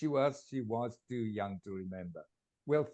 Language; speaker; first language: English; non-native, fluent; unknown